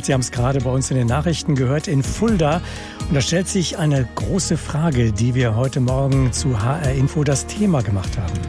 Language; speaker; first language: German; native; German